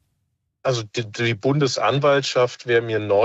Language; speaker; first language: German; native; German